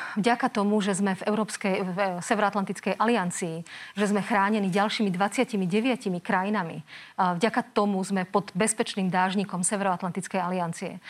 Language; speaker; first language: Slovak; native; Slovak